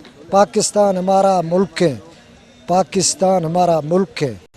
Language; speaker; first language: Hindi; non-native, local second language; Baluchi